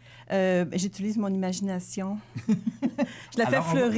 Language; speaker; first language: French; native; French